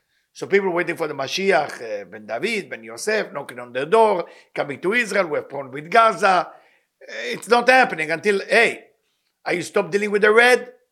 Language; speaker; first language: English; non-native, fluent; Hebrew